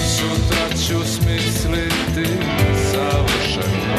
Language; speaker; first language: Serbian; native; Serbian